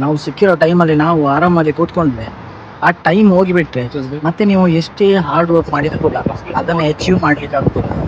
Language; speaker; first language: Kannada; non-native, local second language; Konkani